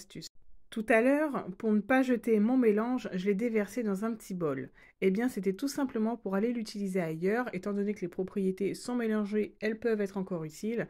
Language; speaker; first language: French; native; French